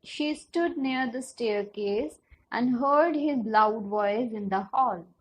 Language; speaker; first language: English; non-native, local second language; Punjabi